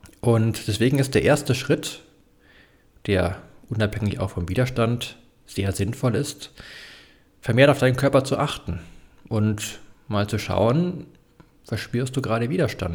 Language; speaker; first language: German; native; German